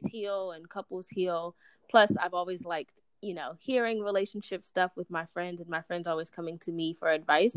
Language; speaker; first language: English; native; English